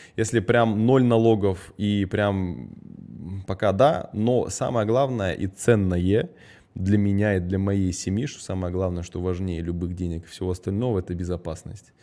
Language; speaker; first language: Russian; early bilingual, heritage; Russian